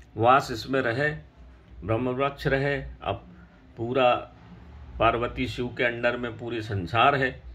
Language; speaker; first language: Hindi; native; Hindi